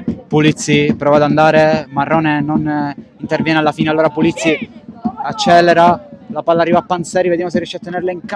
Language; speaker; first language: Italian; native; Italian